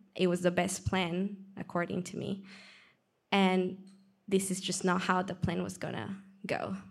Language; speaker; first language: English; non-native, fluent; Spanish